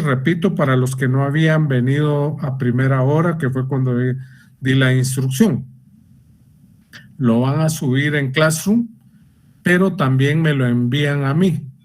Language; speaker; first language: Spanish; native; Spanish